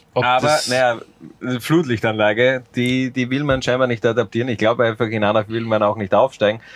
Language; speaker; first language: German; native; German